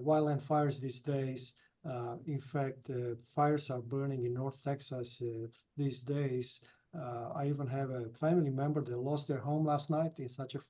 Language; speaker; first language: English; non-native, fluent; Romanian